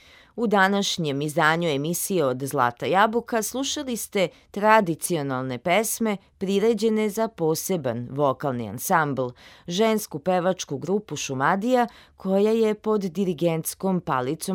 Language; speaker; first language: Serbian; native; Serbian